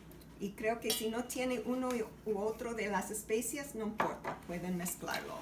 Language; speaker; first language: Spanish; non-native, learner; English